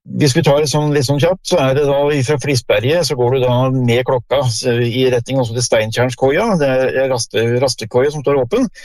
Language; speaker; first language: Norwegian; native; Norwegian